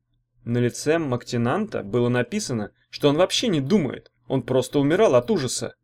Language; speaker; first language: Russian; native; Russian